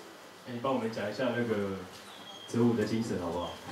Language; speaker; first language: Chinese; native; Chinese